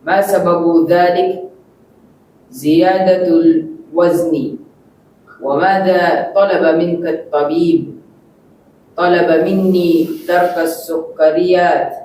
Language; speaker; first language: Arabic; non-native, learner; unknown